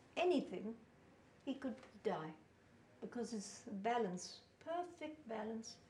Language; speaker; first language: English; native; English